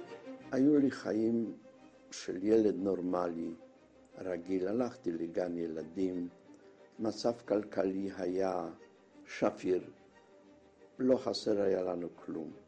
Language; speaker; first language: Hebrew; non-native, fluent; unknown